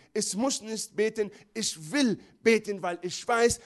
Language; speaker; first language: German; non-native, fluent; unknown